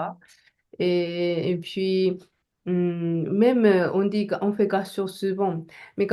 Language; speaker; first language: French; non-native, learner; Japanese